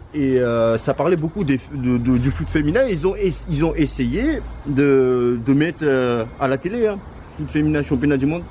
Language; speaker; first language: French; non-native, fluent; Georgian